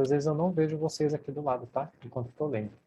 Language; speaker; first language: Portuguese; native; Portuguese